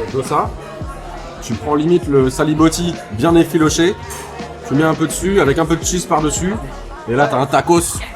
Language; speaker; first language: French; native; French